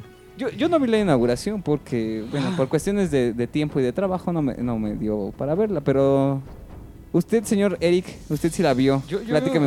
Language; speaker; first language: Spanish; native; Spanish